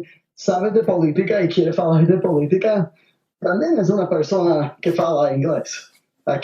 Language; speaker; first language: Portuguese; non-native, learner; Spanish